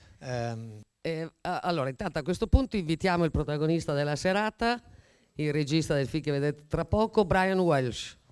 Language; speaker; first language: Italian; native; Italian